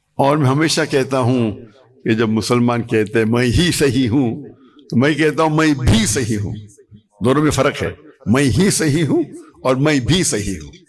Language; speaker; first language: Urdu; non-native, local second language; English